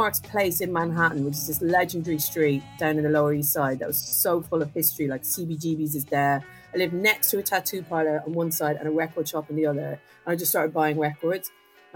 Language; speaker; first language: English; native; English